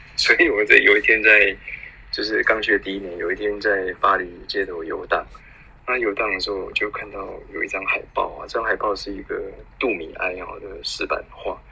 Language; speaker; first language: Chinese; native; Chinese